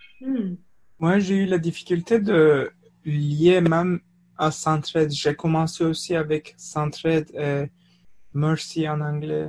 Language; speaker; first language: French; non-native, fluent; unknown